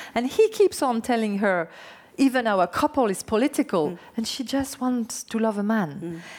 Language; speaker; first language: English; non-native, fluent; French